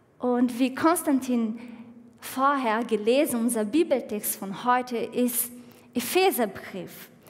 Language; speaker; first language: German; non-native, fluent; Portuguese